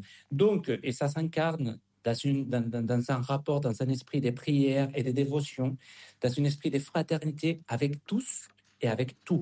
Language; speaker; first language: French; non-native, fluent; Spanish